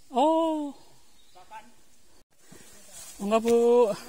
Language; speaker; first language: Indonesian; native; Indonesian